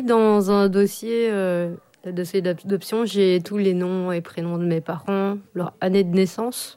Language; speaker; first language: French; native; French